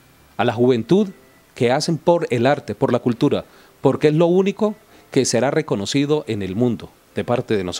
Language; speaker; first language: Spanish; native; Spanish